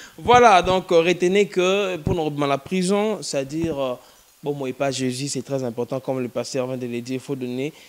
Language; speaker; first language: French; non-native, local second language; Lingala